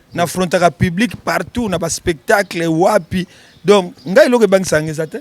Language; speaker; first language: Lingala; native; Lingala